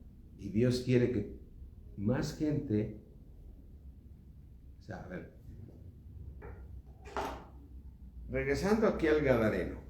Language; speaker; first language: Spanish; native; Spanish